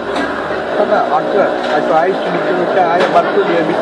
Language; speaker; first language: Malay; non-native, learner; Tamil